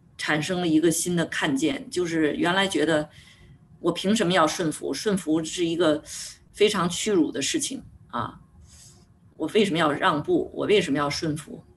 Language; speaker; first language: Chinese; native; Chinese